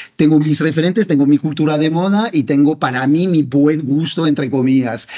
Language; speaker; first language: Spanish; non-native, fluent; French